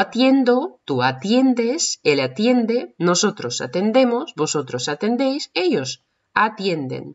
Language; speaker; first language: Spanish; non-native, fluent; Russian